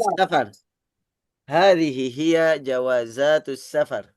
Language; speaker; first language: Arabic; non-native, fluent; Indonesian